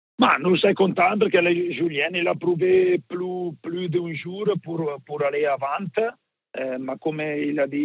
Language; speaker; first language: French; non-native, learner; Italian